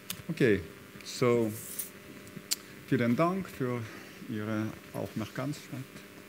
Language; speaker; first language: German; non-native, learner; Russian